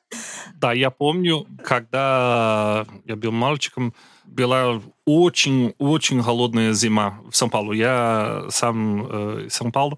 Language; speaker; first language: Russian; non-native, learner; Portuguese